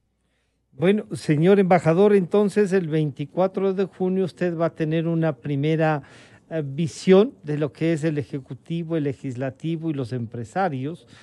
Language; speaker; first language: Spanish; native; Spanish